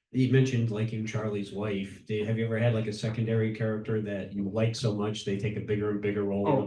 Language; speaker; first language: English; native; English